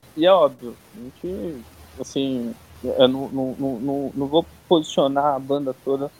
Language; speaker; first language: Portuguese; native; Portuguese